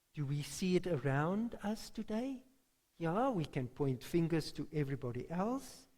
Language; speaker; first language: English; non-native, local second language; Afrikaans